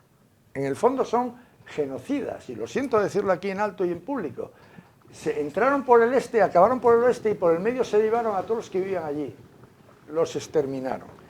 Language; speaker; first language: Spanish; native; Spanish